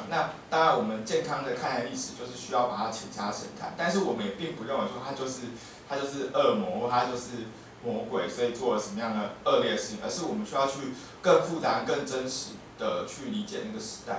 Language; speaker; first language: Chinese; native; Chinese